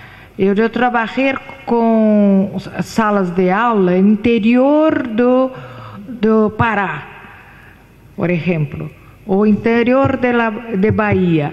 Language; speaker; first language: Spanish; non-native, fluent; Portuguese